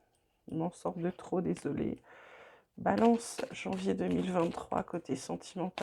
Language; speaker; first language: French; native; French